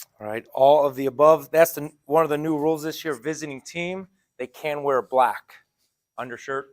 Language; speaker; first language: English; native; English